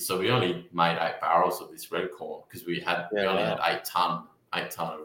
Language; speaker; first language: English; native; English